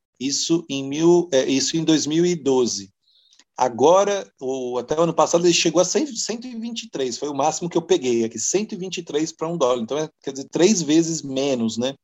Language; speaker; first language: Portuguese; native; Portuguese